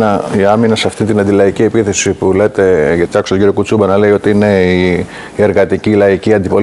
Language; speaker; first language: Greek; native; Greek